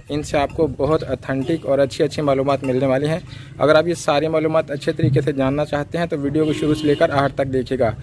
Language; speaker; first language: Urdu; non-native, local second language; Punjabi